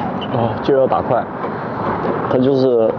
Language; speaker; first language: Chinese; native; Chinese